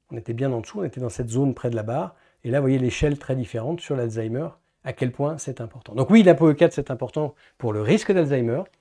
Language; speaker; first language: French; native; French